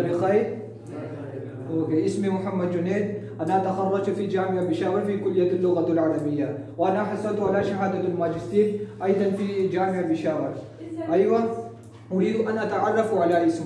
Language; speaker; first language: Arabic; non-native, fluent; Urdu